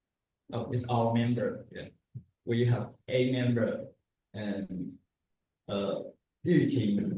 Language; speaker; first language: English; non-native, learner; Chinese